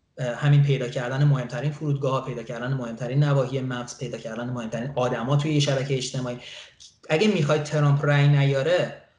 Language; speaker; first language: Persian; native; Persian